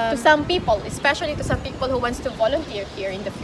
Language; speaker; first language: English; non-native, fluent; Filipino